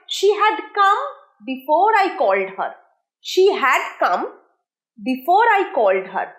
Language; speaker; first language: English; non-native, local second language; Bangla